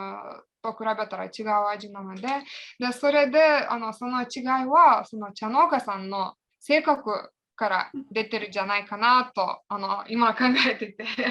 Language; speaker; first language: Japanese; non-native, fluent; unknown